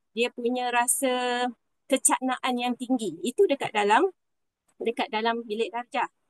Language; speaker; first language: Malay; native; Malay